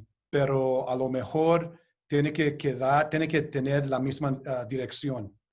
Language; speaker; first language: Spanish; early bilingual, heritage; Spanish